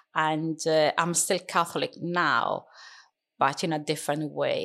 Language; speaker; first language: English; non-native, fluent; Italian